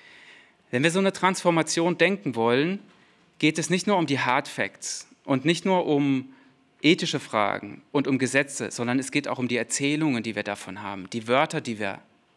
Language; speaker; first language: German; native; German